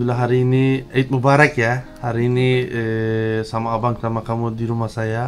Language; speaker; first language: Indonesian; non-native, learner; Turkish